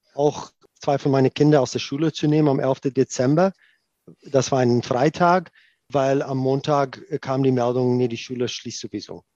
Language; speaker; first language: German; non-native, fluent; Afrikaans